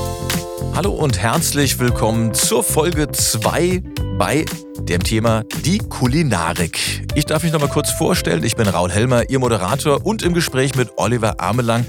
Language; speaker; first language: German; native; German